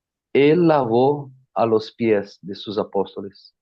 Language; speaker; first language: Spanish; non-native, fluent; Portuguese